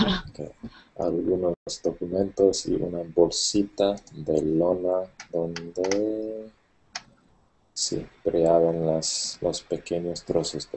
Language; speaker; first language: Spanish; non-native, learner; English